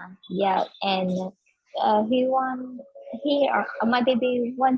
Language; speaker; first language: English; non-native, learner; Vietnamese